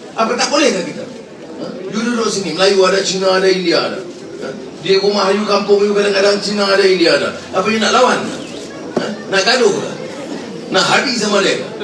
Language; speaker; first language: Malay; native; Malay